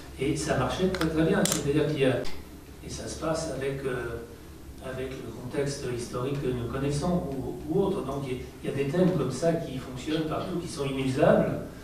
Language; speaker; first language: French; native; French